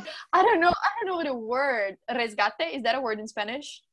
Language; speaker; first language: English; non-native, fluent; Portuguese